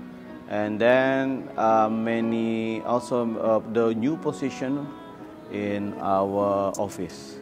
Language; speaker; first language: English; non-native, learner; Indonesian